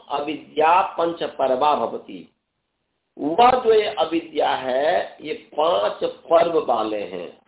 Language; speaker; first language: Hindi; native; Hindi